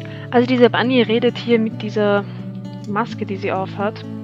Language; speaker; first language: German; native; German